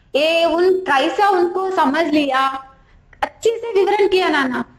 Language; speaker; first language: Hindi; non-native, local second language; Telugu